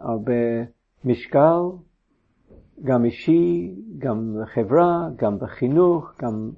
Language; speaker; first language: Hebrew; non-native, fluent; English